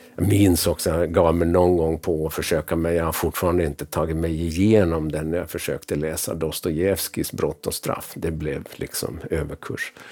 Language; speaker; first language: Swedish; native; Swedish